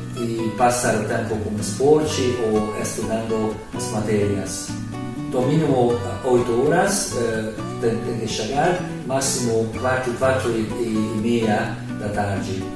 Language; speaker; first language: Portuguese; non-native, learner; Hungarian